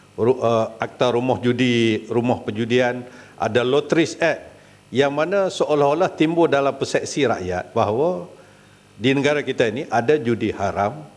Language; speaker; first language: Malay; native; Malay